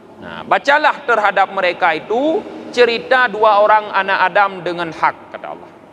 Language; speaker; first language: Malay; non-native, local second language; Achinese